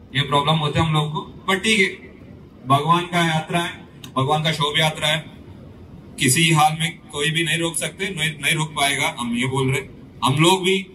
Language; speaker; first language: Hindi; non-native, local second language; Telugu